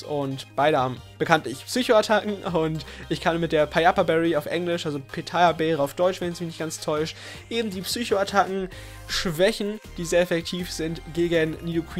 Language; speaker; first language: German; native; German